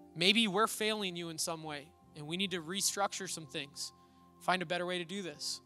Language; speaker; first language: English; native; English